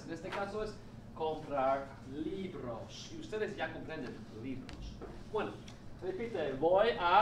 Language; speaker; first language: Spanish; non-native, fluent; English